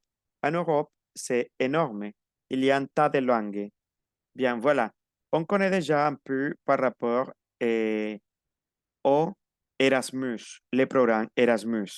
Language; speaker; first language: French; non-native, fluent; Spanish